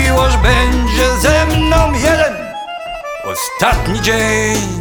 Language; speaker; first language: Polish; early bilingual, heritage; Polish